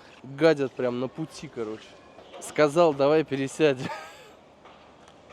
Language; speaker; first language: Russian; native; Russian